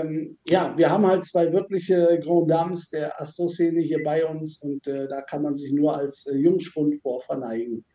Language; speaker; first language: German; native; German